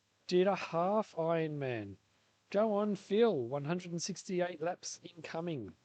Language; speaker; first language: English; native; English